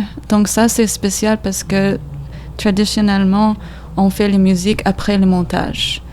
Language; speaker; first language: French; non-native, learner; English